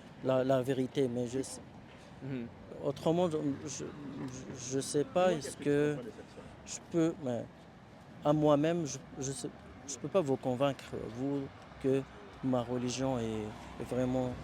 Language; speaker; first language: French; non-native, learner; Arabic